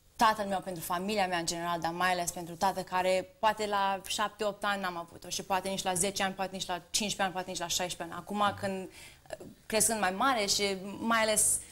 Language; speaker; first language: Romanian; early bilingual, heritage; Romanian